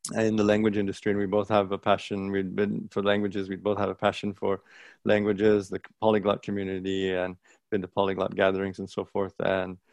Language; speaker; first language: English; native; English